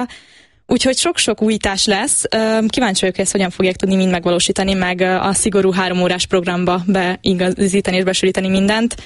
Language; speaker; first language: Hungarian; native; Hungarian